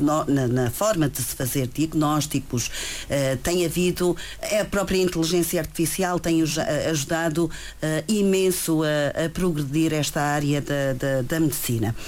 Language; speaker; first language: Portuguese; native; Portuguese